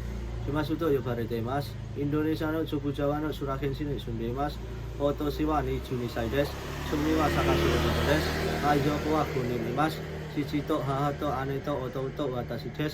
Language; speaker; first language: Japanese; non-native, learner; Indonesian